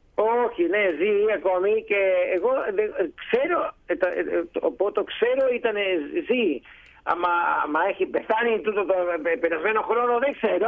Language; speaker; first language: Greek; early bilingual, heritage; Greek